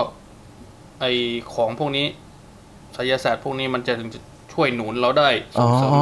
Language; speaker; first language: Thai; native; Thai